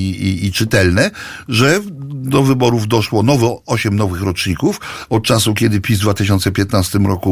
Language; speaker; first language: Polish; native; Polish